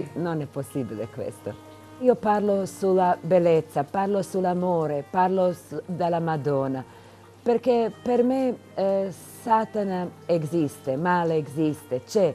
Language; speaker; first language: Italian; non-native, fluent; Croatian